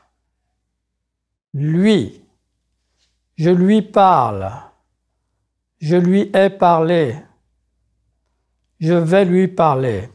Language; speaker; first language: French; native; French